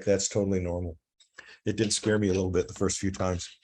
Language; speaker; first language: English; native; English